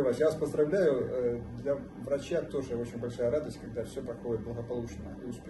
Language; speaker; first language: Russian; native; Russian